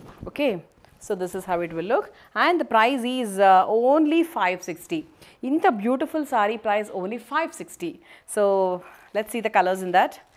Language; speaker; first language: English; non-native, local second language; Telugu